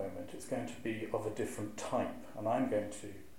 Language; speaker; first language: English; native; English